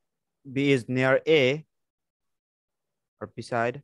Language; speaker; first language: English; non-native, learner; Bangla